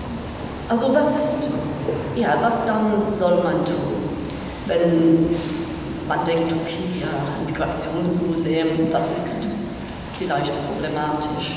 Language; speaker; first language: German; non-native, fluent; English